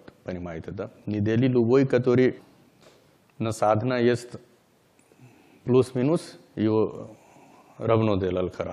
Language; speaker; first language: Russian; non-native, learner; Hindi